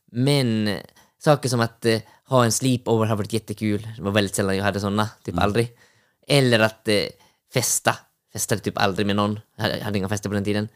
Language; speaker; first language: Swedish; early bilingual, other home language; Finnish